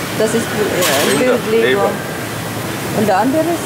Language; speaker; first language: German; non-native, learner; Filipino